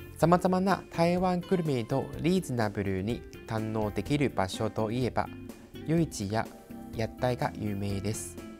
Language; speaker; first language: Japanese; non-native, fluent; Chinese